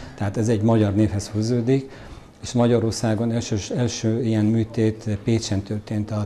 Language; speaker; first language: Hungarian; non-native, fluent; Arabic